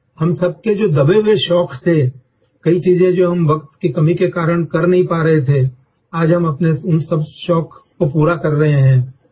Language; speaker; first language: Hindi; native; Hindi